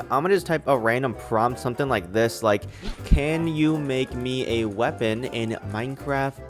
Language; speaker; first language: English; native; English